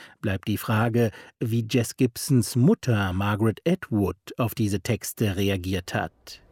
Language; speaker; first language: German; native; German